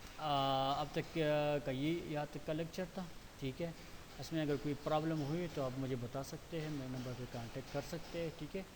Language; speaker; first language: Urdu; non-native, local second language; Pashto